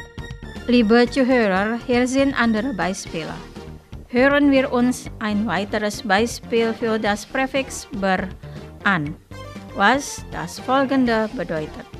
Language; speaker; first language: German; non-native, fluent; Indonesian